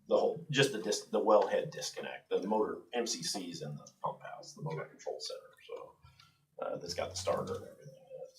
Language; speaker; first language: English; native; English